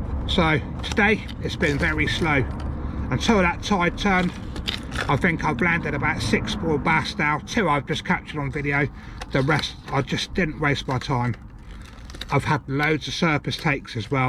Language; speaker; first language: English; native; English